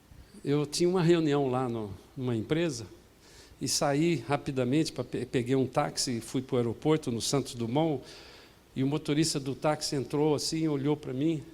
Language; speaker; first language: Portuguese; native; Portuguese